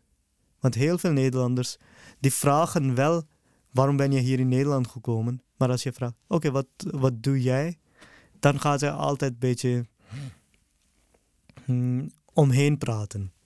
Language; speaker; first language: Dutch; early bilingual, other home language; Urdu